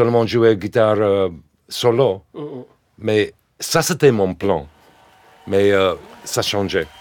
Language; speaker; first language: French; non-native, fluent; English